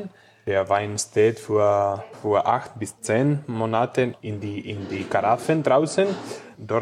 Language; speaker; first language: German; non-native, learner; Spanish